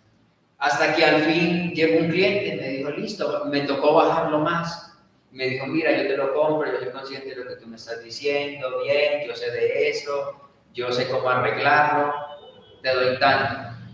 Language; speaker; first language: Spanish; native; Spanish